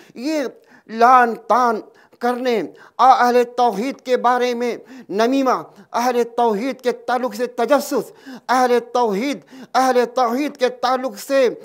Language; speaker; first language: Urdu; native; Urdu